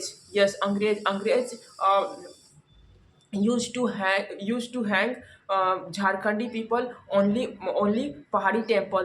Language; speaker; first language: English; non-native, learner; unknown